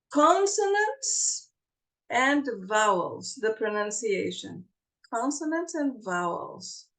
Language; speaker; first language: English; non-native, fluent; Portuguese